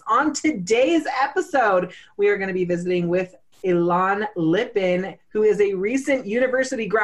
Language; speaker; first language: English; native; English